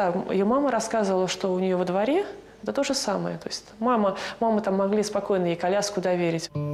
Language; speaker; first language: Russian; native; Russian